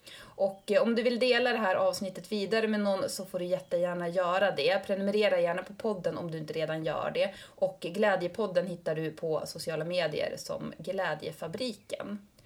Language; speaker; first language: Swedish; native; Swedish